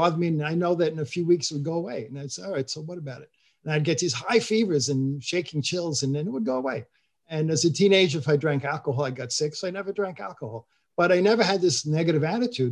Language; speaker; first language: English; native; English